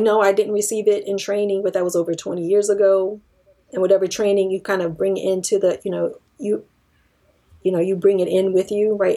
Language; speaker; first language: English; native; English